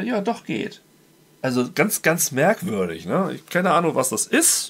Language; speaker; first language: German; native; German